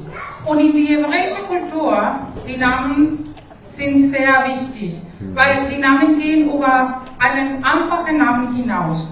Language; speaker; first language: German; non-native, fluent; Spanish